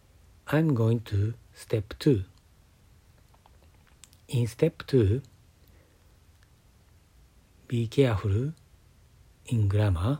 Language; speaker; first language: English; non-native, learner; Japanese